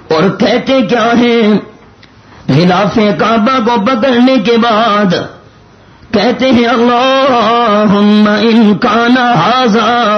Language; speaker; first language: Urdu; non-native, local second language; Punjabi